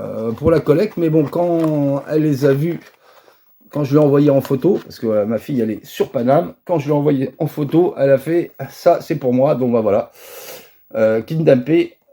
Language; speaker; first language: French; native; French